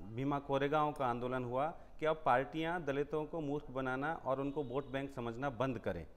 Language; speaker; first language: Hindi; native; Hindi